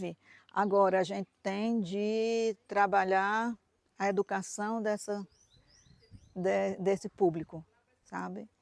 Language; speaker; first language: Portuguese; native; Portuguese